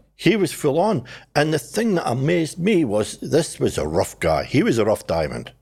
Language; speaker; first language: English; native; English